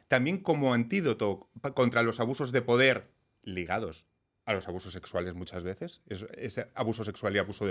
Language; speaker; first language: Spanish; native; Spanish